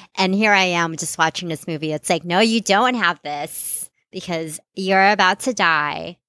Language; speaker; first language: English; non-native, local second language; Filipino